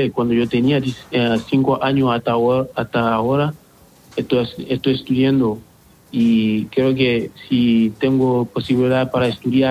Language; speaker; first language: Spanish; non-native, fluent; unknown